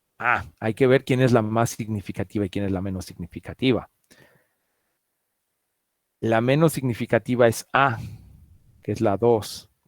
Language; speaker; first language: Spanish; native; Spanish